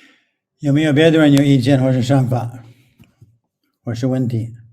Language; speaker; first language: Chinese; non-native, fluent; English